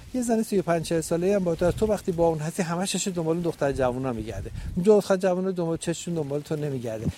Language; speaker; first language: Persian; native; Persian